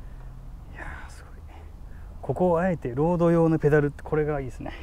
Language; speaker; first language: Japanese; native; Japanese